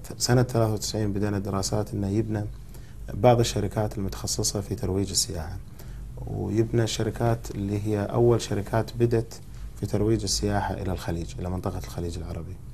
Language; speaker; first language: Arabic; native; Arabic